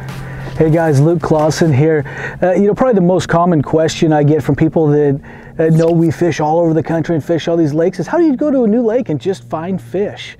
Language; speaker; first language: English; native; English